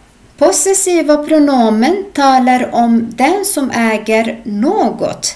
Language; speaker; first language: Swedish; non-native, fluent; Arabic